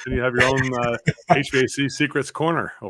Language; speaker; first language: English; native; English